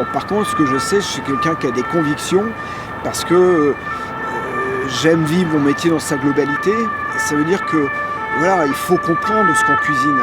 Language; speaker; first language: French; native; French